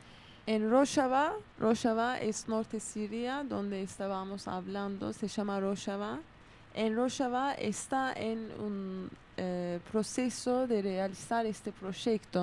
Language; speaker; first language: Spanish; non-native, fluent; Kurdish